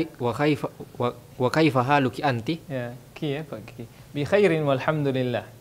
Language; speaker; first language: Arabic; non-native, fluent; Indonesian